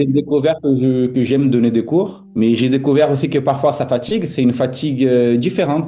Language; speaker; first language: French; non-native, fluent; Portuguese